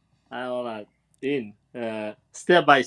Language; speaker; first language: English; non-native, learner; Kurdish